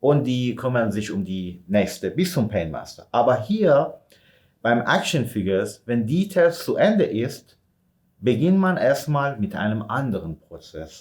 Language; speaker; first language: German; non-native, fluent; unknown